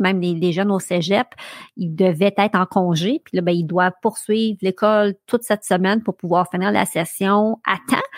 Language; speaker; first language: French; native; French